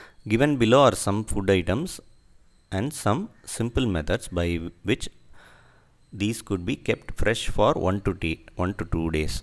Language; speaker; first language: English; non-native, local second language; Tamil